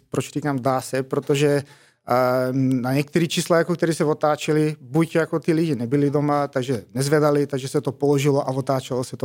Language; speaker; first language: Czech; non-native, fluent; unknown